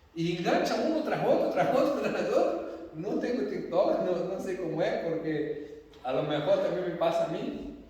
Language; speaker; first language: Spanish; non-native, fluent; Portuguese